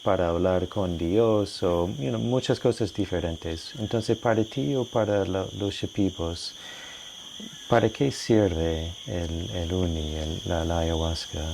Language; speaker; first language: Spanish; non-native, fluent; English